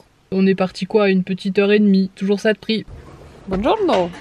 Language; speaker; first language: French; native; French